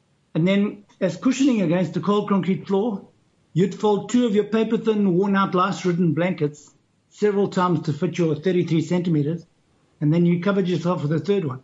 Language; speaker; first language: English; native; English